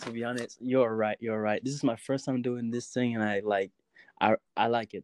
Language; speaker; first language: English; non-native, local second language; French